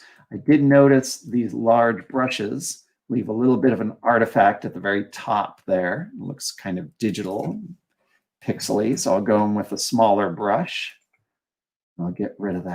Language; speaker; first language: English; native; English